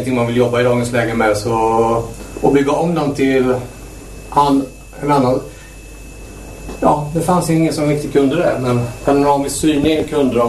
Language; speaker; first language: Swedish; native; Swedish